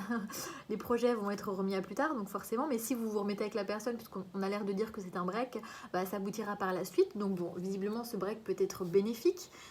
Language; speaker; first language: French; native; French